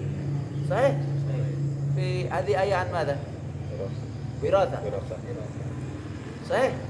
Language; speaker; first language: Arabic; non-native, fluent; Indonesian